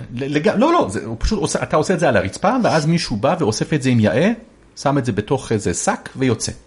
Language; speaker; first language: Hebrew; early bilingual, other home language; Persian